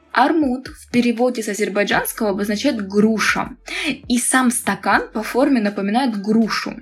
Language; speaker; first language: Russian; native; Russian